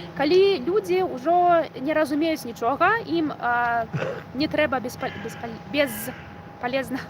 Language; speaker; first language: Belarusian; non-native, local second language; Russian